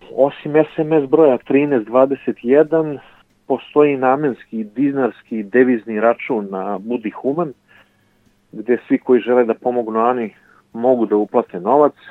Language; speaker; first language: Serbian; native; Serbian